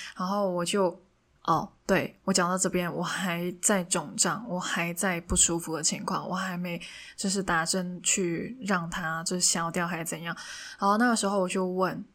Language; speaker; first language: Chinese; non-native, local second language; Cantonese